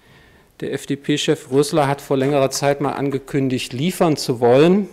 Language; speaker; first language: German; native; German